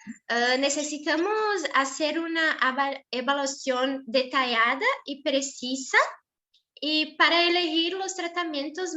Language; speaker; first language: Spanish; non-native, fluent; Portuguese